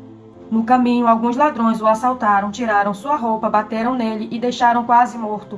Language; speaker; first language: Portuguese; native; Portuguese